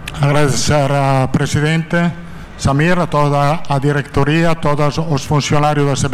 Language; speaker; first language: Portuguese; non-native, fluent; Italian